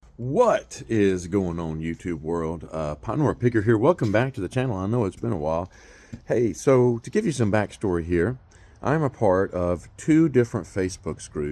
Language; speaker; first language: English; native; English